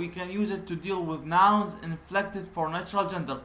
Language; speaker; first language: English; non-native, fluent; Arabic